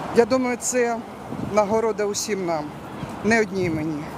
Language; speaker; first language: Ukrainian; native; Ukrainian